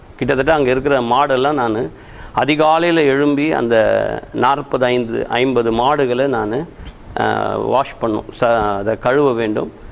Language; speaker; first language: Tamil; native; Tamil